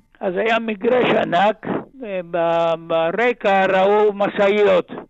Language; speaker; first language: Hebrew; non-native, fluent; Ladino